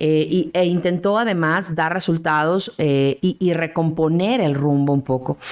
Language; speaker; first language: Spanish; native; Spanish